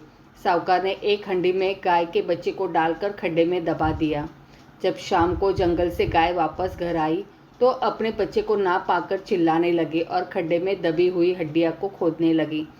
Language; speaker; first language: Hindi; native; Hindi